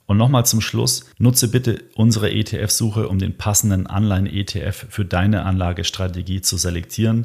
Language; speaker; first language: German; native; German